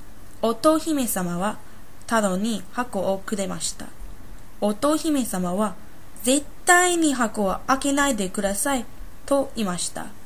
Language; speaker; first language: Japanese; non-native, learner; English